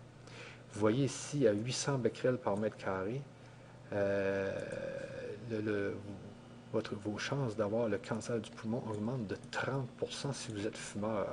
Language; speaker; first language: French; native; French